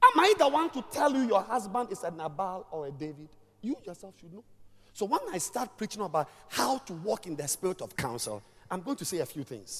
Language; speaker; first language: English; non-native, local second language; Ewe